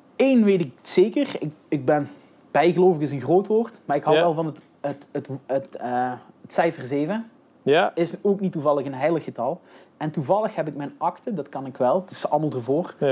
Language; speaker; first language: Dutch; native; Dutch